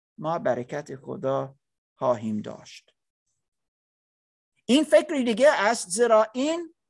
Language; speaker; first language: Persian; non-native, learner; English